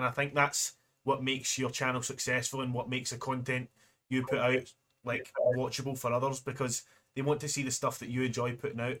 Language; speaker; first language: English; native; English